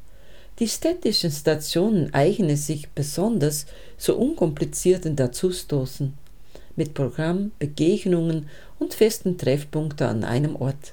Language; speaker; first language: German; native; German